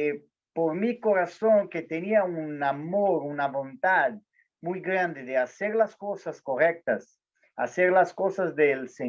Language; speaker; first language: Spanish; non-native, learner; Portuguese